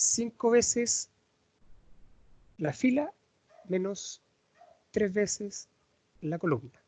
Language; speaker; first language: Spanish; native; Spanish